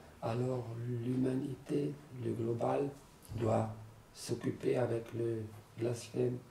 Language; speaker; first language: French; non-native, learner; German